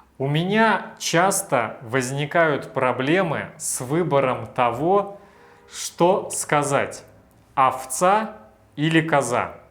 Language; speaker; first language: Russian; native; Russian